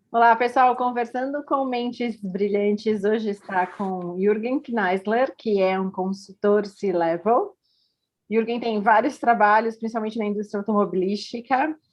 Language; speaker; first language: Portuguese; native; Portuguese